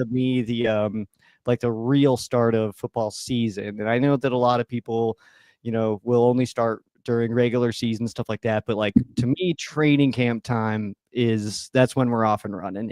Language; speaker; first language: English; native; English